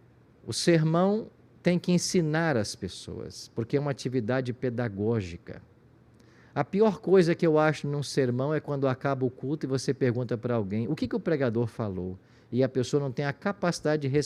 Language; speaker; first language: Portuguese; native; Portuguese